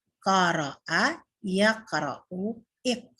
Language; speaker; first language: Arabic; non-native, fluent; Indonesian